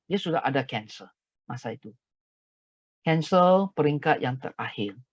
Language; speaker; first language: Malay; non-native, local second language; Chinese